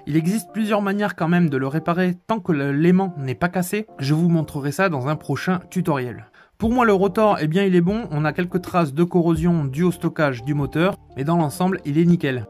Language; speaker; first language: French; native; French